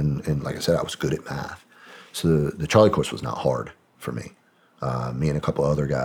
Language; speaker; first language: English; native; English